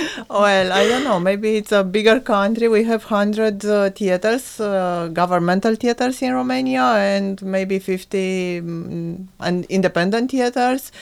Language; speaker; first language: English; non-native, fluent; Romanian